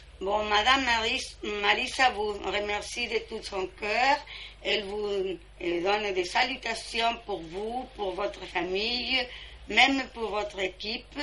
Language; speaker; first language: French; non-native, fluent; Spanish